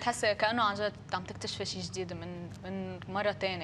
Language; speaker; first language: Arabic; native; Arabic